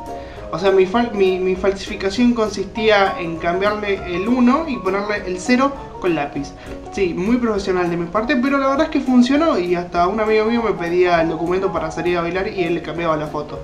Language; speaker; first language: Spanish; native; Spanish